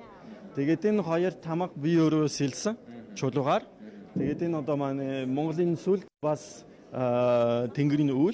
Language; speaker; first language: Mongolian; non-native, learner; French